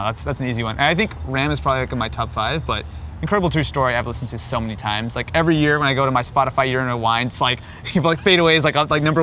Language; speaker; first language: English; native; English